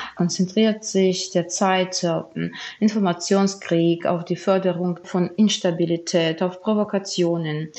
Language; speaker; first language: German; non-native, fluent; Ukrainian